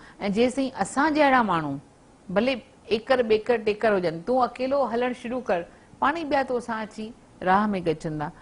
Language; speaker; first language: Sindhi; early bilingual, heritage; Sindhi